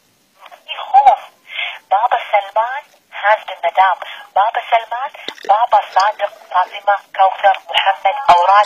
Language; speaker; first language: Arabic; non-native, learner; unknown